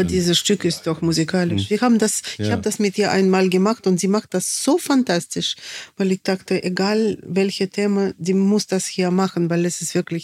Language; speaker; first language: German; non-native, fluent; Russian